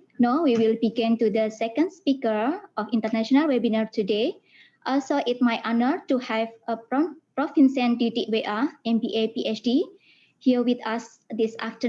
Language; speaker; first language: English; non-native, fluent; Indonesian